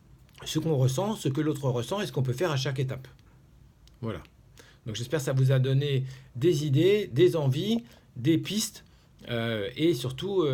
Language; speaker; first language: French; native; French